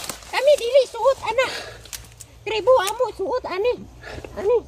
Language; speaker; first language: Cebuano; non-native, local second language; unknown